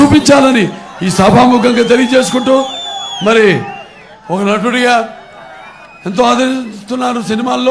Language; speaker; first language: Telugu; native; Telugu